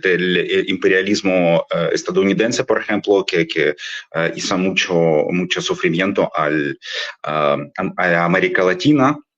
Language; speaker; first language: Spanish; non-native, fluent; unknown